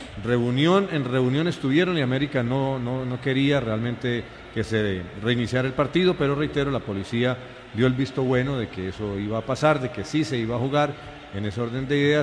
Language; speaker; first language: Spanish; native; Spanish